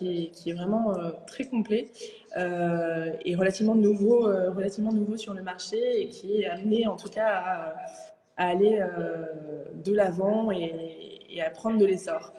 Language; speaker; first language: French; native; French